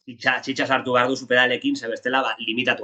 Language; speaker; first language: Basque; non-native, local second language; Spanish